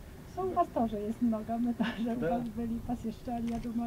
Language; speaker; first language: Russian; non-native, learner; Polish